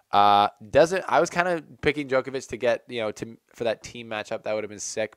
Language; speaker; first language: English; native; English